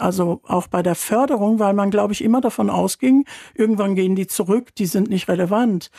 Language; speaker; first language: German; early bilingual, other home language; Turkish